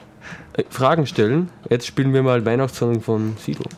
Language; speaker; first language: German; native; German